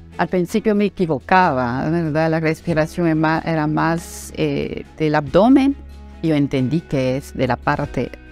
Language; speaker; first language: Spanish; non-native, fluent; Italian